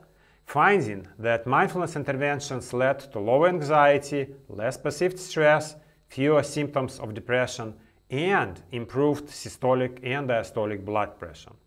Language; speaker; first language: English; non-native, fluent; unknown